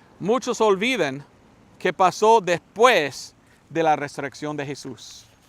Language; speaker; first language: Spanish; non-native, fluent; English